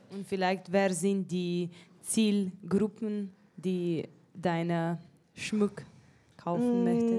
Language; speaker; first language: German; non-native, learner; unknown